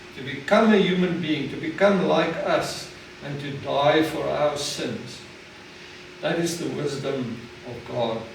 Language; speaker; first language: English; non-native, local second language; Afrikaans